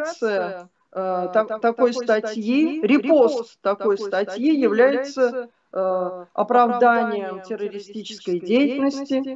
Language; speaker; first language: Russian; native; Russian